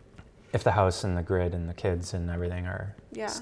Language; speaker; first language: English; native; English